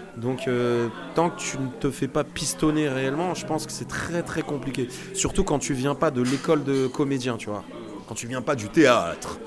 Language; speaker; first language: French; native; French